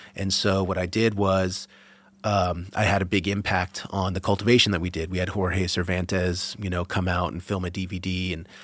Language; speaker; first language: English; native; English